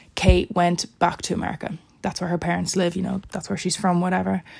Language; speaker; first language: English; native; English